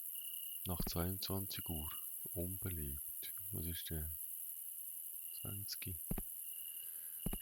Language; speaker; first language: German; native; German